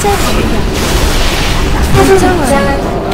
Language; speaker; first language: Korean; native; Korean